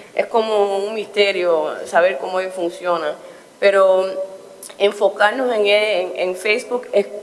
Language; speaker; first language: Spanish; early bilingual, heritage; Spanish